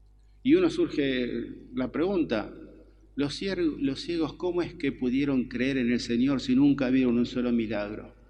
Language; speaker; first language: Spanish; native; Spanish